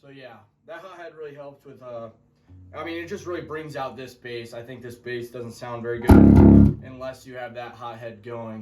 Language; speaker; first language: English; native; English